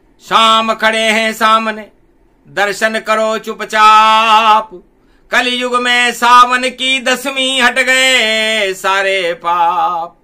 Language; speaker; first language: Hindi; native; Hindi